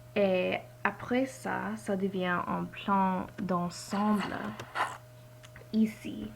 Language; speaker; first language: French; non-native, learner; English